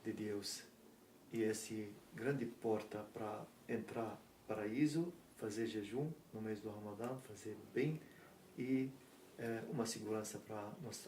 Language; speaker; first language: Portuguese; non-native, learner; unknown